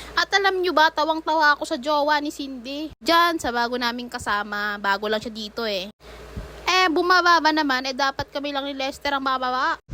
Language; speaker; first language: Filipino; native; Filipino